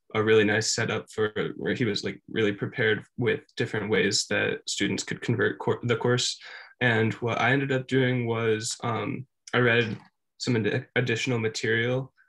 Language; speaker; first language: English; native; English